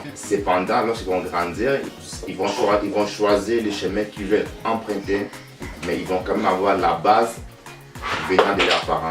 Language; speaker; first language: French; native; French